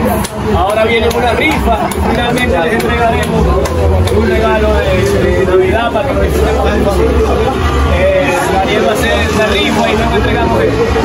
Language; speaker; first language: Spanish; native; Spanish